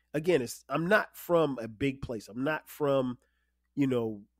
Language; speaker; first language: English; native; English